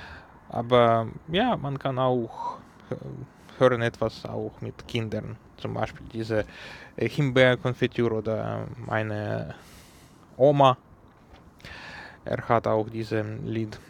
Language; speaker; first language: German; non-native, learner; Ukrainian